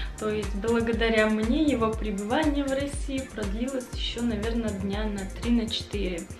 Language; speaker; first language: Russian; native; Russian